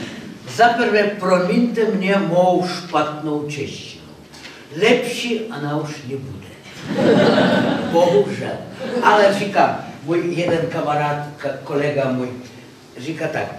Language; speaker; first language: Czech; non-native, learner; Russian